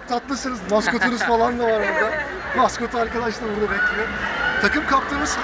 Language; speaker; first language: Turkish; native; Turkish